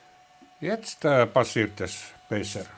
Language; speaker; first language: German; non-native, learner; Finnish